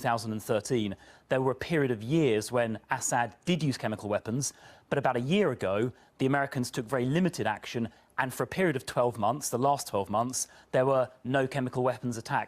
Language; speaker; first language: English; native; English